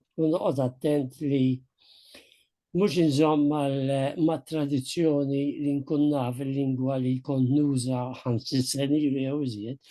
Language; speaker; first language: Maltese; native; Maltese